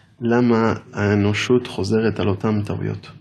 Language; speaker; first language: Hebrew; native; Hebrew